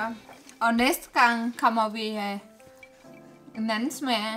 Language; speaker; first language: Danish; non-native, learner; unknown